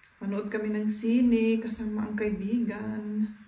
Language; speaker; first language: Filipino; non-native, learner; German